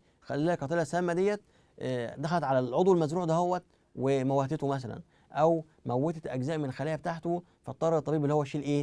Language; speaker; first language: Arabic; native; Arabic